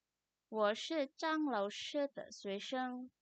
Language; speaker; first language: Chinese; non-native, fluent; Indonesian